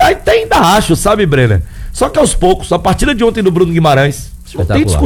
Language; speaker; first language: Portuguese; native; Portuguese